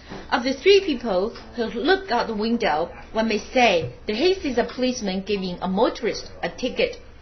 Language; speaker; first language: English; non-native, fluent; Chinese